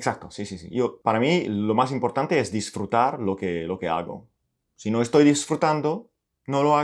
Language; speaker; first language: Spanish; non-native, fluent; Italian